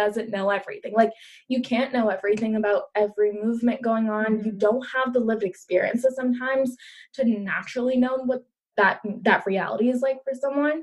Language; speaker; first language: English; early bilingual, other home language; Urdu